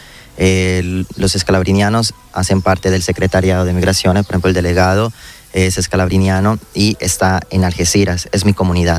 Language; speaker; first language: Spanish; native; Spanish